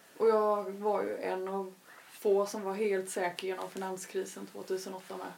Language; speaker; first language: Swedish; native; Swedish